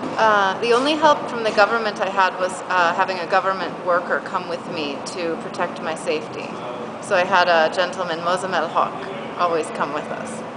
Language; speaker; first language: English; native; English